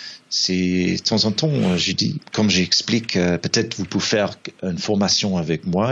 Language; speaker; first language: French; non-native, fluent; English